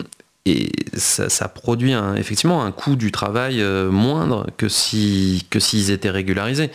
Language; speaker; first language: French; native; French